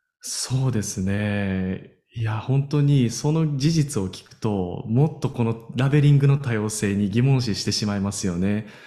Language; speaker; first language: Japanese; native; Japanese